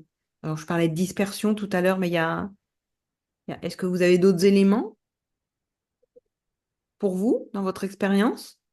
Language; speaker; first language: French; native; French